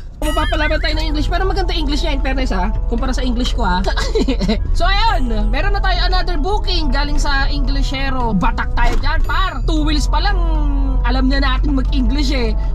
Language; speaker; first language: Filipino; native; Filipino